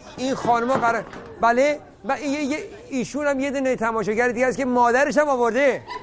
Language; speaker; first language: Persian; early bilingual, heritage; Persian